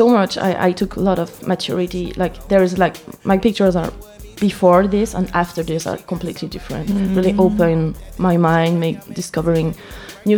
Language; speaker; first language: English; non-native, fluent; French